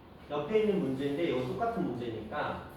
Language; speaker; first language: Korean; native; Korean